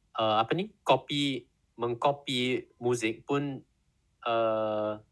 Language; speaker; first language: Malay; non-native, learner; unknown